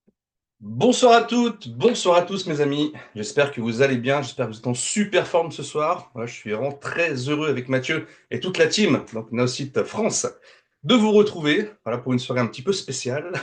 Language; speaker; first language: French; native; French